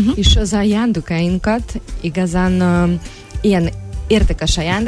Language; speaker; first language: Hungarian; non-native, fluent; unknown